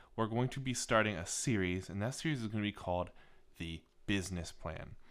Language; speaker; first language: English; native; English